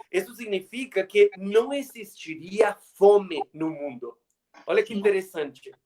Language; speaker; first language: Portuguese; non-native, fluent; Spanish